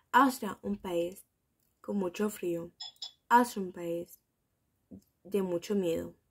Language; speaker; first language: German; early bilingual, other home language; Spanish